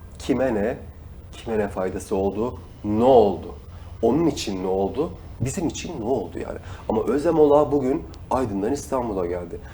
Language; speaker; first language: Turkish; native; Turkish